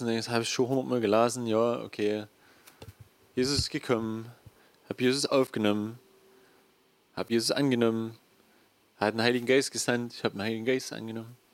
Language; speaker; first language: German; native; German